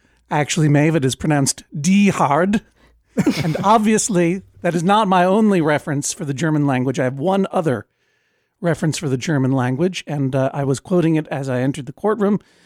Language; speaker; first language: English; native; English